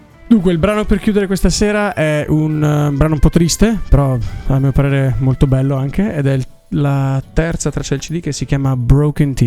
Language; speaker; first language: Italian; native; Italian